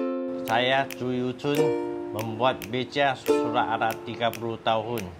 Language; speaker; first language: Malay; non-native, local second language; Min Nan Chinese